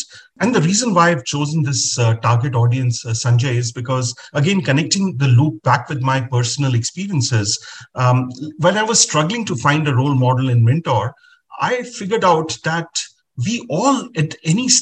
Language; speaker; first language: English; non-native, local second language; Hindi